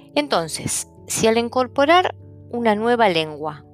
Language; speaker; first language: Spanish; early bilingual, other home language; Italian